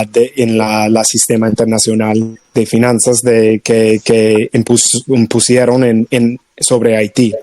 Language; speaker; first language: Spanish; non-native, fluent; English